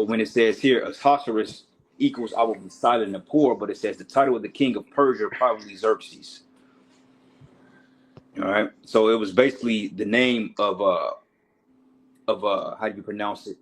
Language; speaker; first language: English; native; English